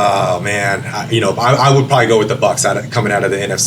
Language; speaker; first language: English; native; English